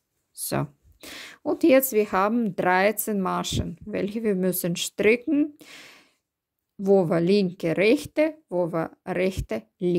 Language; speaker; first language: German; non-native, learner; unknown